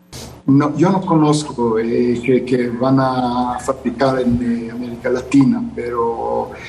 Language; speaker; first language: Spanish; non-native, fluent; Hebrew